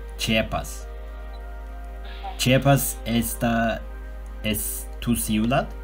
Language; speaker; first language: Spanish; non-native, learner; Turkish